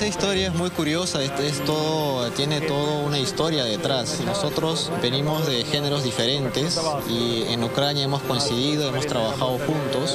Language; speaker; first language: Spanish; non-native, fluent; Ukrainian